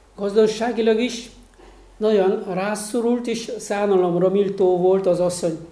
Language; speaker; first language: Hungarian; non-native, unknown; Korean